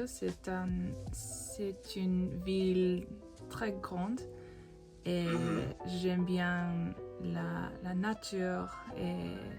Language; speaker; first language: French; non-native, learner; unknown